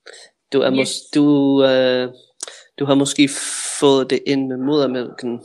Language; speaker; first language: Danish; non-native, fluent; English